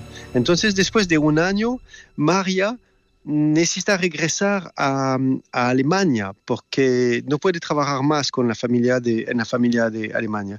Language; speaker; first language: Spanish; non-native, fluent; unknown